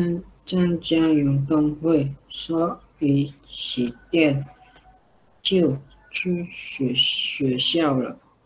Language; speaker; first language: Chinese; non-native, learner; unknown